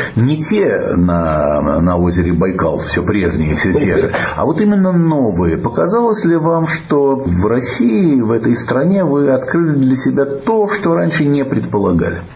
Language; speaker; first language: Russian; native; Russian